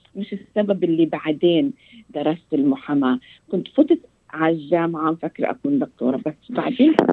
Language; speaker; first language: Arabic; early bilingual, heritage; Arabic